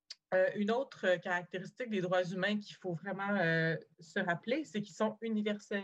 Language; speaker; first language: French; native; French